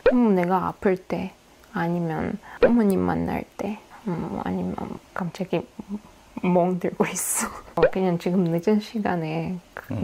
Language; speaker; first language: Korean; non-native, fluent; Russian